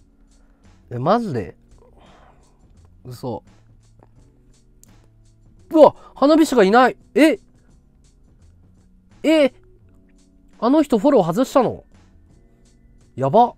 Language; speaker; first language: Japanese; native; Japanese